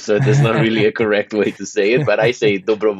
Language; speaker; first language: English; non-native, fluent; Italian